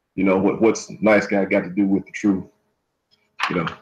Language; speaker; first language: English; native; English